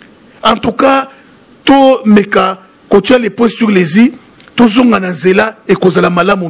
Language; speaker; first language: French; non-native, local second language; Lingala